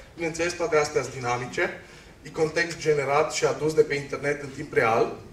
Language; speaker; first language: Romanian; non-native, local second language; Hungarian